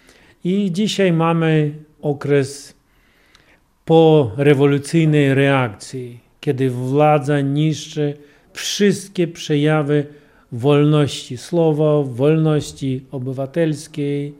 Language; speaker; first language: Polish; non-native, fluent; Russian